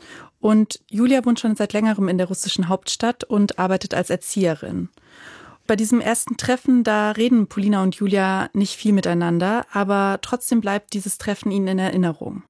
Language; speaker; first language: German; native; German